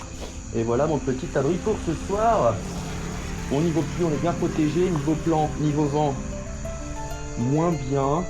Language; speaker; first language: French; native; French